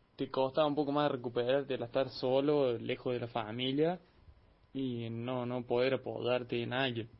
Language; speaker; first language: Spanish; native; Spanish